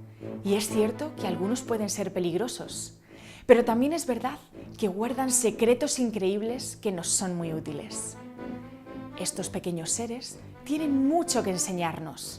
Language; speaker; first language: Spanish; native; Spanish